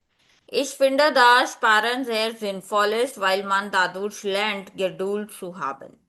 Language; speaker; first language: German; non-native, fluent; Hindi